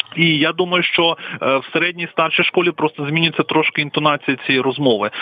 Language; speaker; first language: Ukrainian; non-native, local second language; Russian